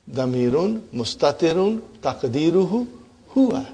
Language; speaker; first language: Arabic; non-native, fluent; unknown